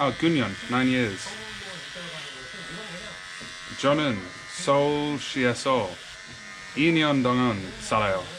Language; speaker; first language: Korean; non-native, learner; English